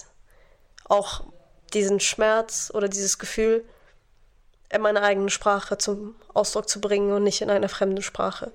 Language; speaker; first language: German; non-native, fluent; Arabic